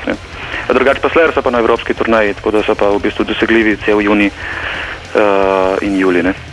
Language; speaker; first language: Slovenian; native; Slovenian